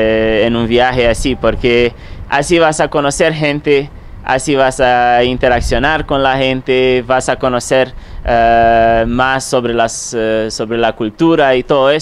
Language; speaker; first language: Spanish; non-native, fluent; Romanian